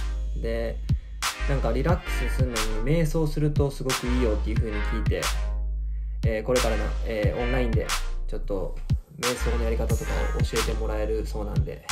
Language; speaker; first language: Japanese; native; Japanese